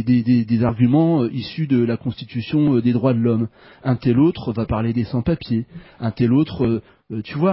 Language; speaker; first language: French; native; French